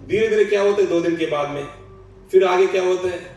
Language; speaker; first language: Hindi; non-native, local second language; Telugu